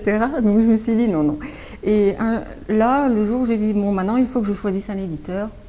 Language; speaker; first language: French; native; French